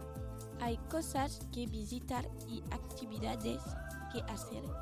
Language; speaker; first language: Spanish; non-native, learner; French